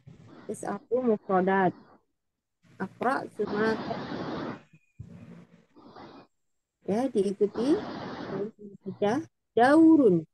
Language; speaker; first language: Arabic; non-native, fluent; Indonesian